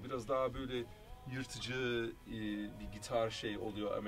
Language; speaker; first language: Turkish; early bilingual, heritage; Turkish